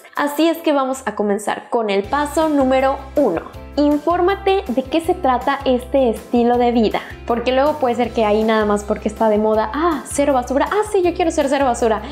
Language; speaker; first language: Spanish; native; Spanish